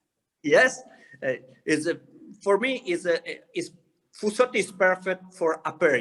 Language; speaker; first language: English; non-native, learner; Italian